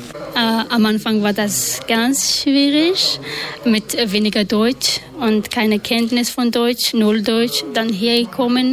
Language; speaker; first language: German; non-native, learner; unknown